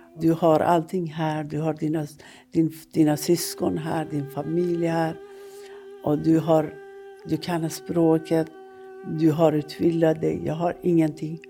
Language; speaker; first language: Swedish; non-native, fluent; Persian